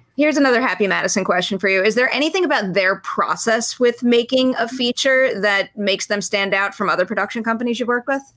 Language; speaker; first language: English; native; English